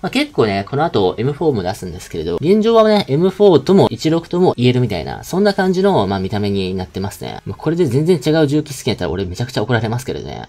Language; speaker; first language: Japanese; native; Japanese